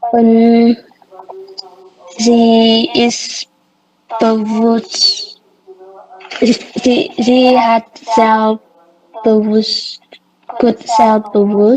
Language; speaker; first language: German; non-native, learner; Indonesian